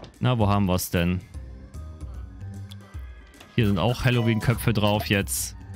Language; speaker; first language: German; native; German